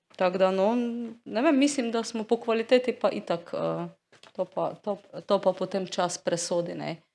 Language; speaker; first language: Slovenian; native; Slovenian